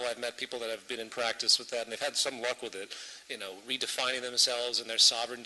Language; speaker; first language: English; native; English